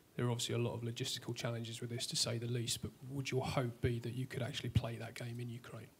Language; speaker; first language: English; native; English